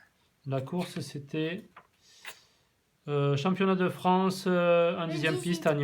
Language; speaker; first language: French; native; French